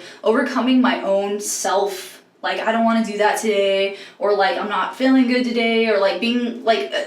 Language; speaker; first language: English; native; English